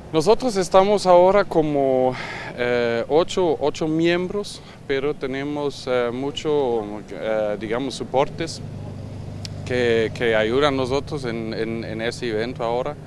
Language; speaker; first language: Spanish; non-native, learner; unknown